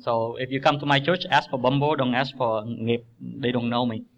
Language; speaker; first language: English; non-native, fluent; Vietnamese